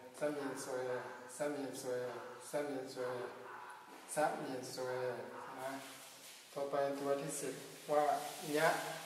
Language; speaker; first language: Thai; non-native, fluent; Burmese